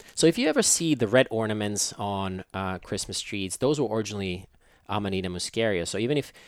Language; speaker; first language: English; non-native, fluent; Finnish